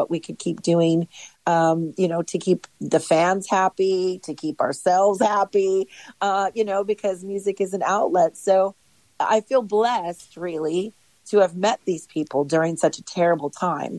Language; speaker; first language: English; native; English